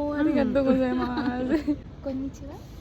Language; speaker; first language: Japanese; non-native, learner; Marathi